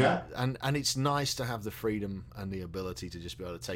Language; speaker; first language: English; native; English